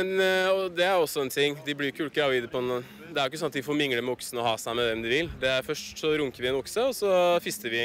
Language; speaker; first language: Norwegian; native; Norwegian